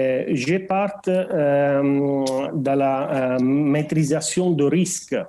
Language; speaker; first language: French; non-native, learner; Portuguese